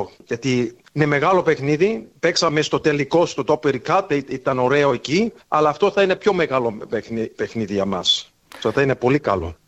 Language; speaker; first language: Greek; early bilingual, heritage; English